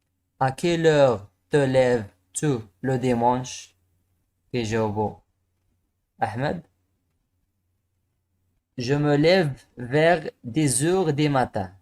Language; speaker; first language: French; non-native, local second language; Arabic